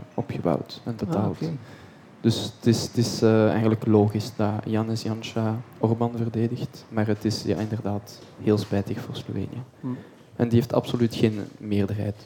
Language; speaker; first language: Dutch; non-native, fluent; French